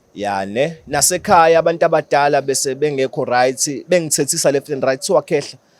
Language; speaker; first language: Zulu; native; Zulu